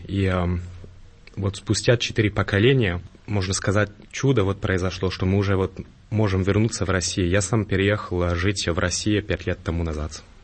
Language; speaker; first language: Russian; early bilingual, heritage; Russian